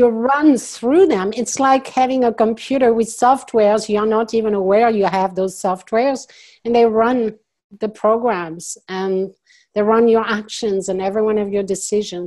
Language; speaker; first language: English; non-native, fluent; French